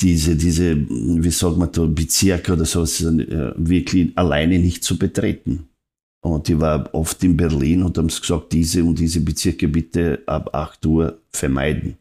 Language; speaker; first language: German; non-native, fluent; Serbian